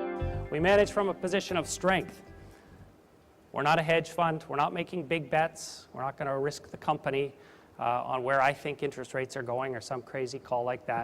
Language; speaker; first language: English; native; English